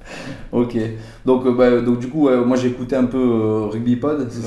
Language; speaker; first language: French; native; French